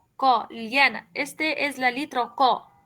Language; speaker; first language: Spanish; non-native, fluent; Arabic